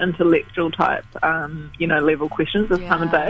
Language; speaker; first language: English; native; English